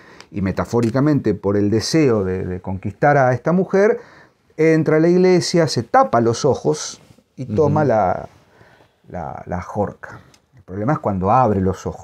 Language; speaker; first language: Spanish; native; Spanish